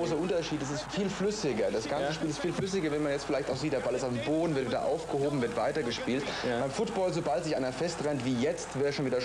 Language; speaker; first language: German; native; German